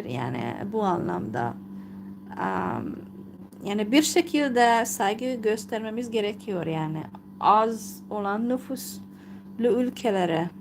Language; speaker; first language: Turkish; non-native, fluent; Hungarian